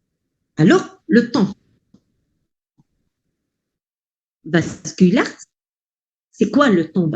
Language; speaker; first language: French; non-native, local second language; Arabic